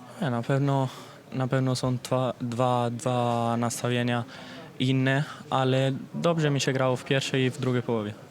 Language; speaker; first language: Polish; early bilingual, heritage; Polish